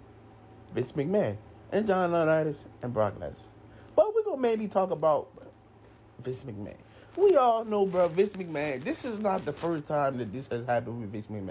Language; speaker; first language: English; native; English